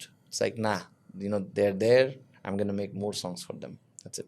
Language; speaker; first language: English; non-native, local second language; Bangla